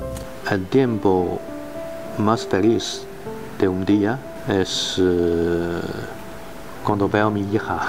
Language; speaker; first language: Spanish; non-native, learner; Chinese